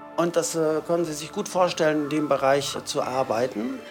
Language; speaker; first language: German; native; German